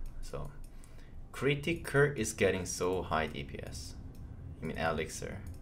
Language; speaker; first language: English; non-native, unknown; Korean